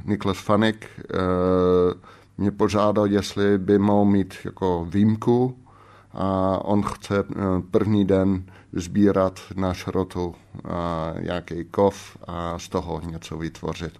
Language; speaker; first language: Czech; non-native, fluent; Dutch